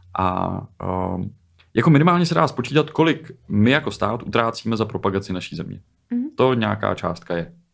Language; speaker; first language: Czech; native; Czech